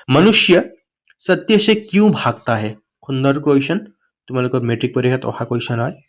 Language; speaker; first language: Hindi; non-native, local second language; Assamese